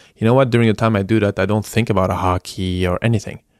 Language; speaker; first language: English; non-native, fluent; French